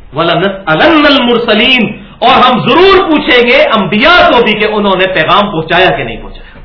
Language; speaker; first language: Urdu; non-native, local second language; Punjabi